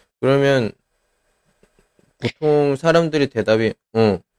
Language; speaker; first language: Korean; native; Korean